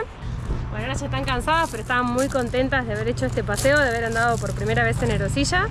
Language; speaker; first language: Spanish; native; Spanish